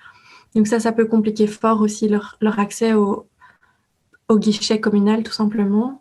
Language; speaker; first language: French; native; French